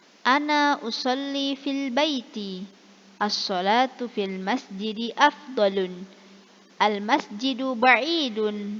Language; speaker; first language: Arabic; non-native, fluent; Indonesian